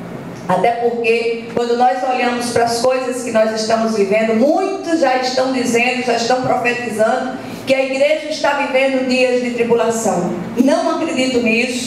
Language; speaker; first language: Portuguese; native; Portuguese